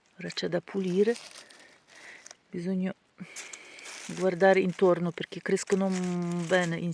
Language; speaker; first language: Italian; non-native, learner; Ukrainian